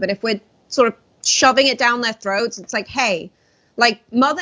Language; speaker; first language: English; native; English